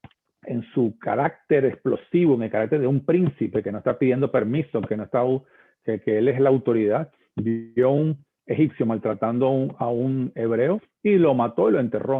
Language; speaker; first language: Spanish; native; Spanish